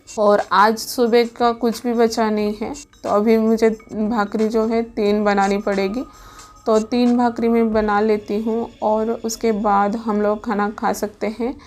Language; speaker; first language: Hindi; non-native, local second language; Marathi